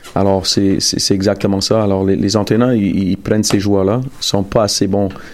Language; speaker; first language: French; early bilingual, other home language; Italian